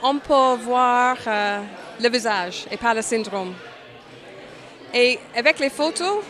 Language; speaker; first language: French; non-native, fluent; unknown